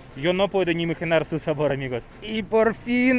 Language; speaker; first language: Spanish; non-native, learner; Russian